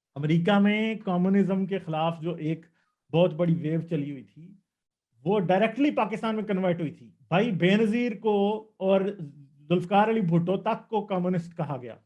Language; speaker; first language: Urdu; non-native, local second language; Punjabi